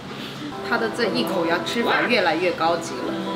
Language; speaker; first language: Chinese; non-native, fluent; Korean